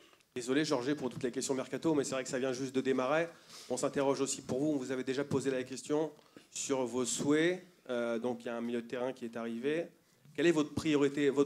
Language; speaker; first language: French; native; French